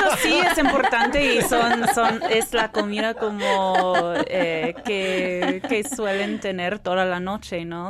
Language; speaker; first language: Spanish; non-native, fluent; English